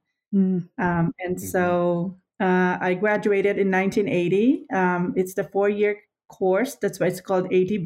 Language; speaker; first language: English; non-native, local second language; Filipino